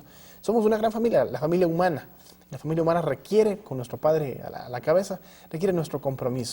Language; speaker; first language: Spanish; native; Spanish